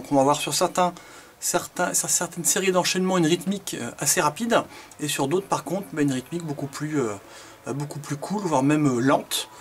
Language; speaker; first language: French; native; French